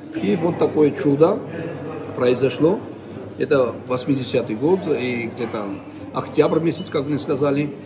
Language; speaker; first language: Russian; non-native, local second language; Georgian